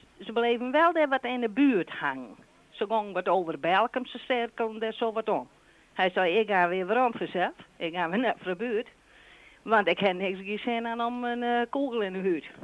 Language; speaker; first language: Dutch; non-native, local second language; Western Frisian